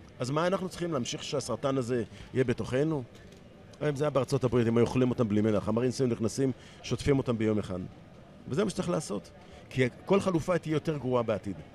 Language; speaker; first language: Hebrew; native; Hebrew